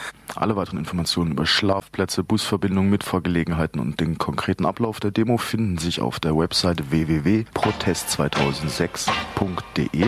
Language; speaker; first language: German; native; German